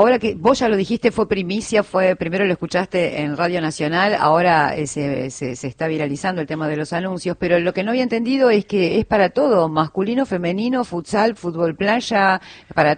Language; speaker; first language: Spanish; native; Spanish